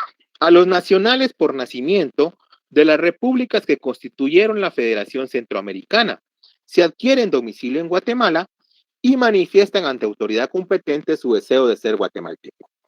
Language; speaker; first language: Spanish; native; Spanish